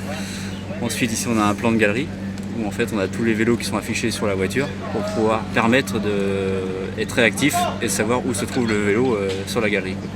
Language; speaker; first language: French; native; French